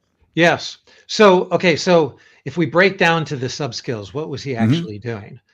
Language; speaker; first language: English; native; English